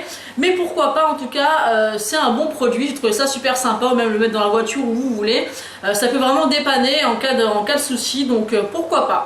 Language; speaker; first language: French; native; French